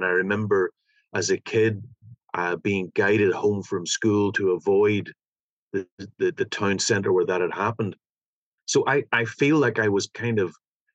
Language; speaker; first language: English; native; English